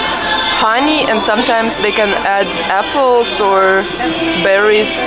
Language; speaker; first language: English; non-native, fluent; Russian